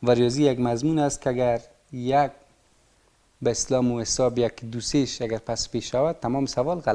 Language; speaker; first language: Persian; native; Persian